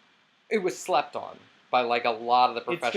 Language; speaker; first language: English; native; English